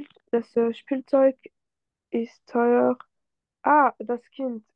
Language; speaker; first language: German; non-native, fluent; French